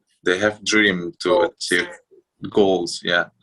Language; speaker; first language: English; non-native, fluent; Indonesian